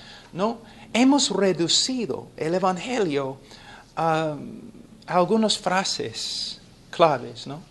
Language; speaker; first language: Spanish; non-native, fluent; English